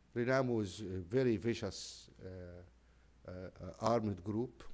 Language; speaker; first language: English; non-native, fluent; Arabic